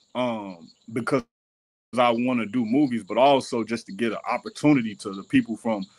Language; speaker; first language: English; native; English